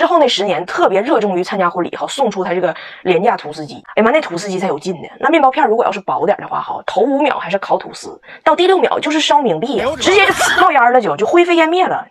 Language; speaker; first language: Chinese; native; Chinese